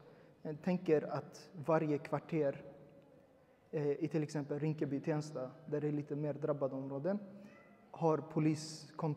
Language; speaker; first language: Swedish; early bilingual, other home language; Uyghur